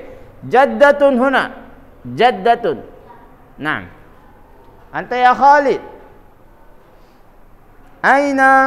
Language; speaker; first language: Arabic; non-native, fluent; Indonesian